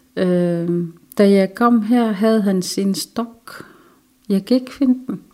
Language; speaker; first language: Danish; non-native, local second language; Kalaallisut